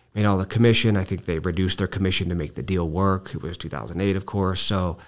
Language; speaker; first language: English; native; English